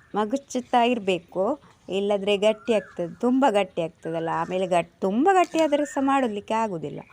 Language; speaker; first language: Kannada; non-native, local second language; Tulu